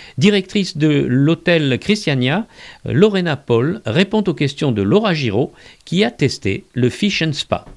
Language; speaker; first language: French; native; French